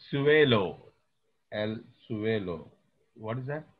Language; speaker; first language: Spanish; non-native, learner; Hindi